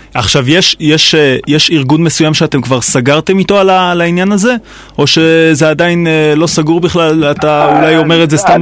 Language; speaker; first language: Hebrew; native; Hebrew